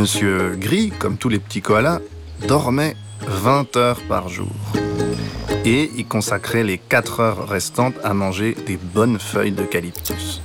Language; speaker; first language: French; native; French